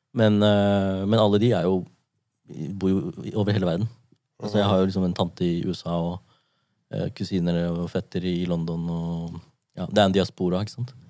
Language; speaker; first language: Norwegian; early bilingual, other home language; Japanese